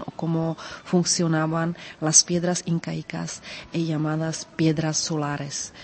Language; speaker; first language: Spanish; non-native, fluent; Czech